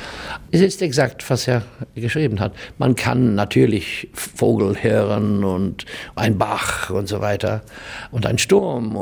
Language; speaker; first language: German; non-native, learner; English